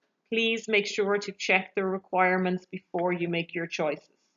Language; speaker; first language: English; native; English